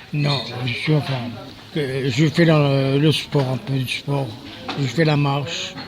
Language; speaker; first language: French; non-native, local second language; Arabic